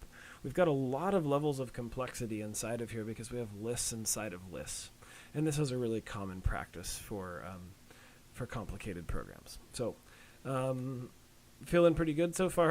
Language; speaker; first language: English; native; English